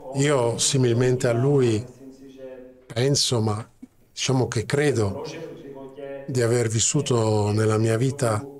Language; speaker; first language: Italian; non-native, fluent; Czech